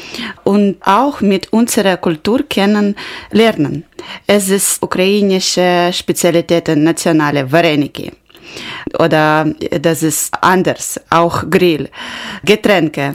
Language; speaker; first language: German; non-native, learner; Ukrainian